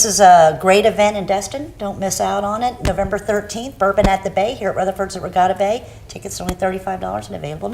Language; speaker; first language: English; native; English